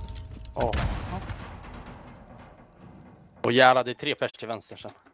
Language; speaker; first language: Swedish; native; Swedish